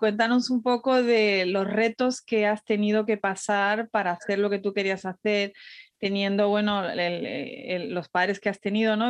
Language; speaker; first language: Spanish; native; Spanish